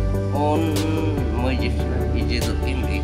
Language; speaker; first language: Polish; non-native, learner; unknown